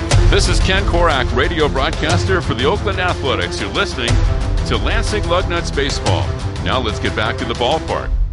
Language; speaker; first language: English; non-native, learner; Chinese